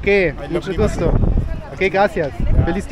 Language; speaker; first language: Spanish; non-native, learner; German